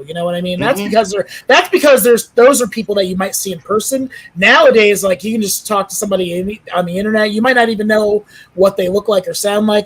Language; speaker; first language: English; native; English